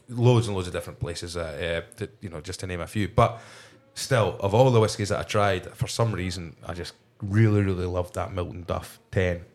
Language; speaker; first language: English; native; English